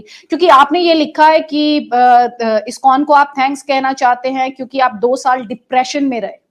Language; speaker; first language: Hindi; native; Hindi